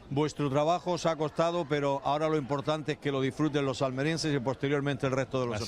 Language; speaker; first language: Spanish; native; Spanish